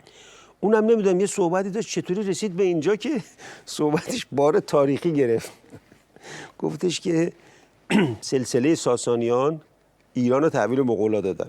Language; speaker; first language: Persian; native; Persian